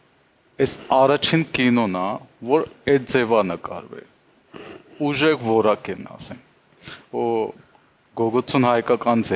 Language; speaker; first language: Armenian; non-native, learner; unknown